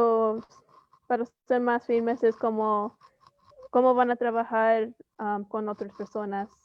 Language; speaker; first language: Spanish; early bilingual, heritage; Spanish